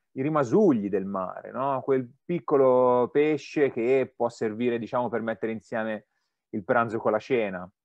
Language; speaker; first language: Italian; native; Italian